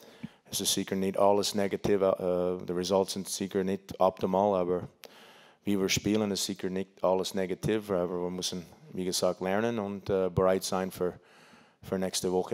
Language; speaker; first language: German; non-native, learner; English